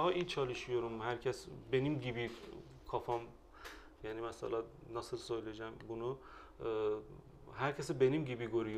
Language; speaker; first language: Turkish; non-native, learner; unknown